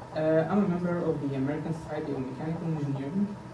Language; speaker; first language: English; non-native, fluent; Arabic